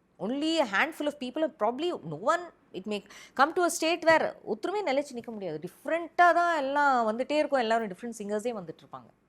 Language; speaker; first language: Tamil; early bilingual, heritage; Tamil